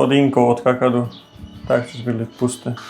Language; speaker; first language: Polish; non-native, learner; Slovak